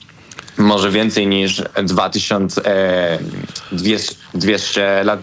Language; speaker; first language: Polish; non-native, learner; Spanish